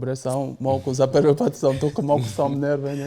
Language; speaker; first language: Bulgarian; non-native, fluent; Portuguese